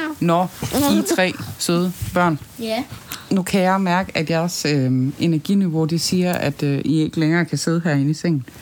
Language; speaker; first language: Danish; native; Danish